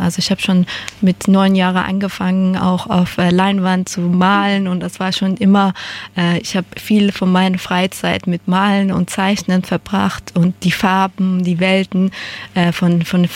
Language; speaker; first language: German; non-native, fluent; Persian